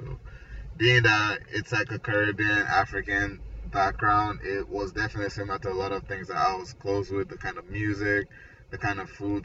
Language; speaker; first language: English; non-native, local second language; Igbo